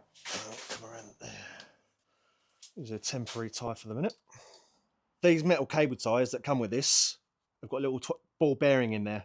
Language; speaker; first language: English; native; English